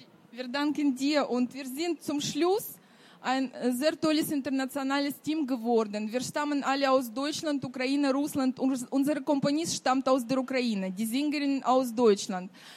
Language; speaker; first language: German; non-native, fluent; Russian